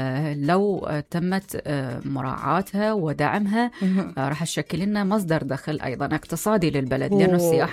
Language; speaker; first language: Arabic; native; Arabic